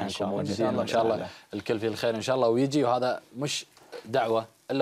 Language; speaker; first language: Arabic; native; Arabic